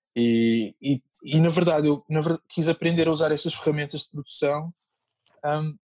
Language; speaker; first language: Portuguese; native; Portuguese